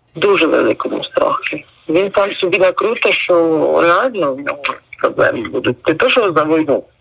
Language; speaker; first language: Ukrainian; native; Ukrainian